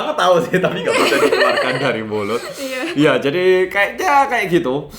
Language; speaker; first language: Indonesian; native; Indonesian